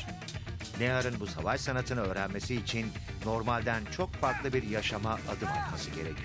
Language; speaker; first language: Turkish; native; Turkish